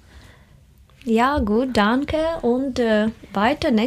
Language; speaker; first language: German; non-native, learner; Russian